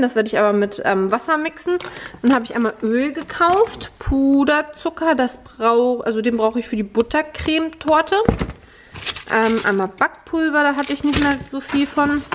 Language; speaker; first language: German; native; German